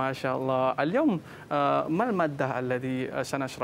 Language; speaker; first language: Arabic; non-native, learner; Malay